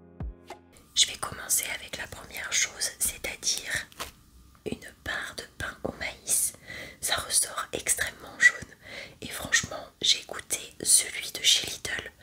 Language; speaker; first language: French; native; French